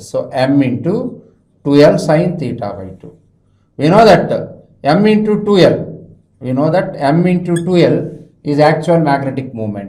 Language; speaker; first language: English; non-native, local second language; Telugu